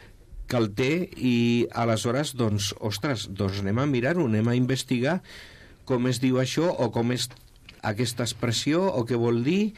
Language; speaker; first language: Catalan; non-native, local second language; Spanish